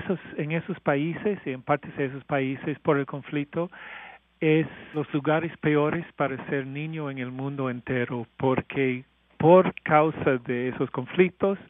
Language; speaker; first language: Spanish; non-native, fluent; English